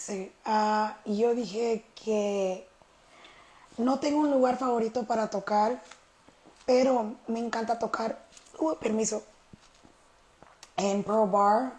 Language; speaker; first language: Spanish; early bilingual, heritage; Spanish